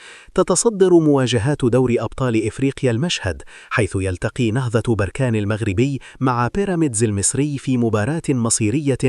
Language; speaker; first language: Arabic; native; Arabic